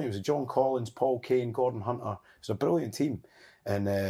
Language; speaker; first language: English; native; English